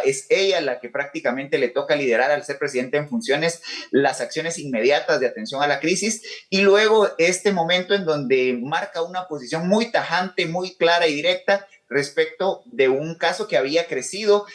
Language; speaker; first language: Spanish; native; Spanish